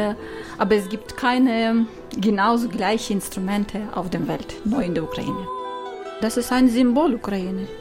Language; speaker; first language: German; non-native, learner; Ukrainian